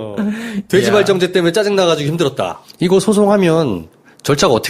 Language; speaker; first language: Korean; native; Korean